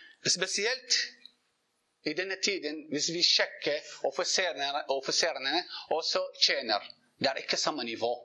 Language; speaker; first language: Norwegian; non-native, learner; Arabic